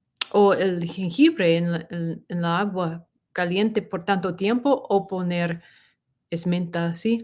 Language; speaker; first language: Spanish; non-native, learner; English